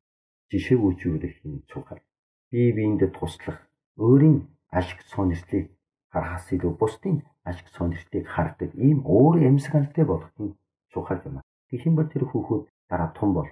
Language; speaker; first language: Mongolian; non-native, fluent; Korean